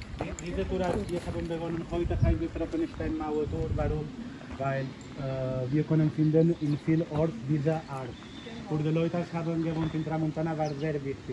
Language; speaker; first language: German; non-native, learner; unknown